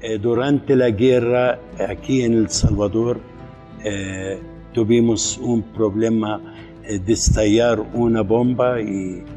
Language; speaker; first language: Spanish; non-native, fluent; Arabic